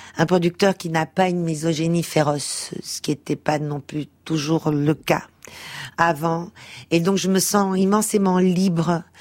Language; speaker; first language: French; early bilingual, other home language; Portuguese